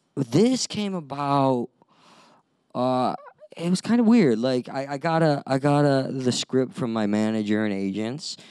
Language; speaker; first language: English; native; English